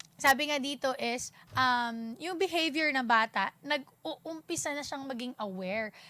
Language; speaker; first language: Filipino; non-native, local second language; Cebuano